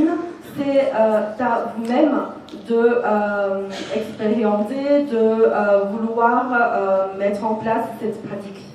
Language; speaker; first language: French; non-native, fluent; Chinese